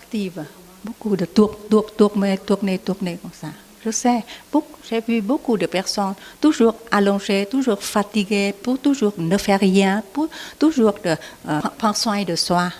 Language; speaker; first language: French; non-native, learner; Vietnamese